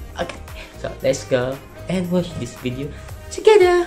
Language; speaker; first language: English; non-native, local second language; Malay